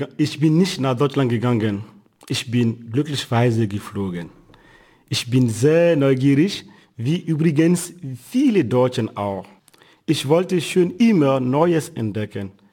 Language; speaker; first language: German; non-native, fluent; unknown